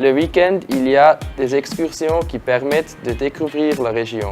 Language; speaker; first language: French; non-native, fluent; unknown